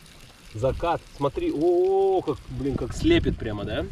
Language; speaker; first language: Russian; native; Russian